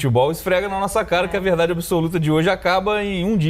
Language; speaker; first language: Portuguese; native; Portuguese